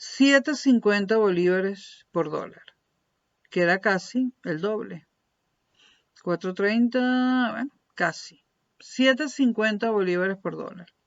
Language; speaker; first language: Spanish; native; Spanish